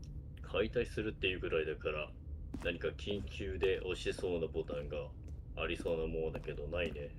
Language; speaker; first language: Japanese; native; Japanese